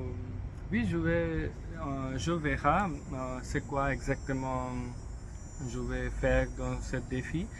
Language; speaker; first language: French; non-native, learner; English